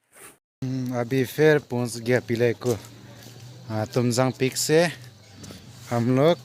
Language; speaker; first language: Hindi; non-native, local second language; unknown